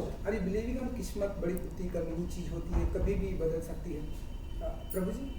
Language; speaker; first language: Hindi; native; Hindi